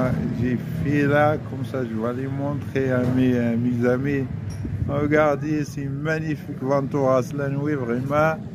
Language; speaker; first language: French; non-native, fluent; Arabic